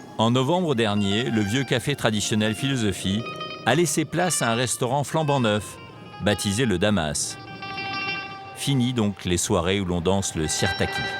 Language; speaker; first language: French; native; French